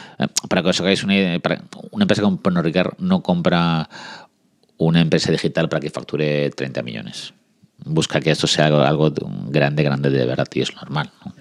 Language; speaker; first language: Spanish; early bilingual, other home language; French